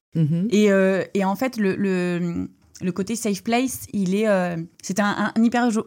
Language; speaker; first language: French; native; French